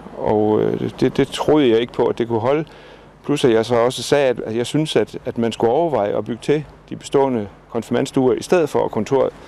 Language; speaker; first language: Danish; native; Danish